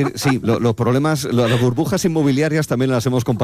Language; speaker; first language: Spanish; native; Spanish